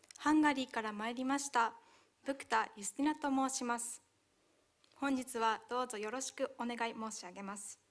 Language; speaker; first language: Japanese; early bilingual, other home language; Hungarian